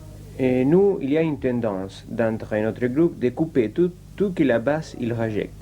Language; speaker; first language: French; non-native, learner; Spanish